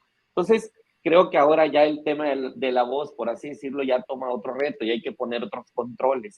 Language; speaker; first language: Spanish; native; Spanish